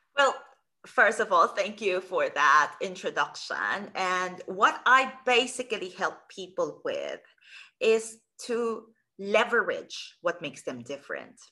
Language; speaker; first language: English; non-native, local second language; Filipino